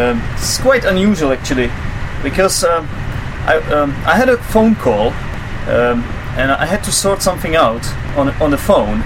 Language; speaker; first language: English; non-native, fluent; Czech